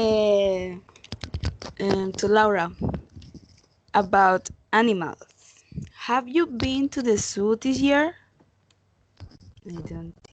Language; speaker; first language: English; non-native, learner; Spanish